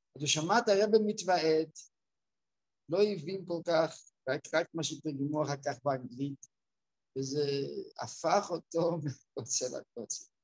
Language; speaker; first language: Hebrew; native; Hebrew